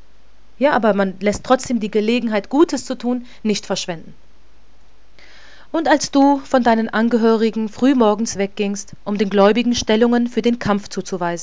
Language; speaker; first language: German; native; German